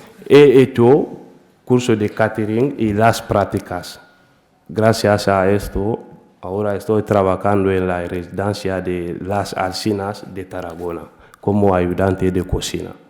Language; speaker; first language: Spanish; non-native, learner; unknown